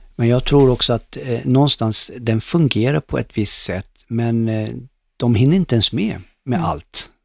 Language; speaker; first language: Swedish; early bilingual, other home language; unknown